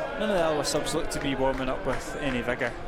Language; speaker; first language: English; native; English